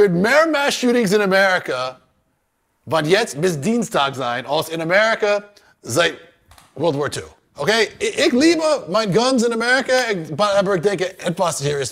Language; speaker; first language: German; non-native, learner; English